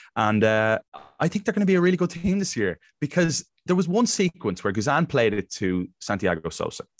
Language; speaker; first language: English; native; English